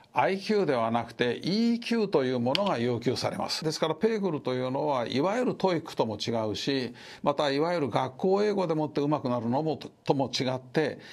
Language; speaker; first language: Japanese; native; Japanese